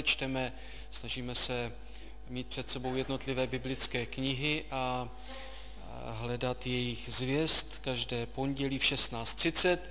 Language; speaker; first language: Czech; native; Czech